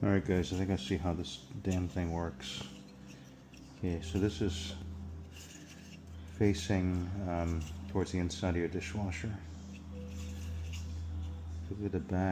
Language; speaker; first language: English; native; English